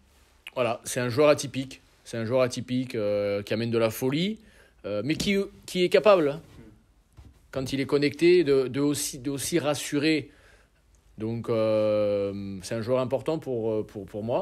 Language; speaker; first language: French; native; French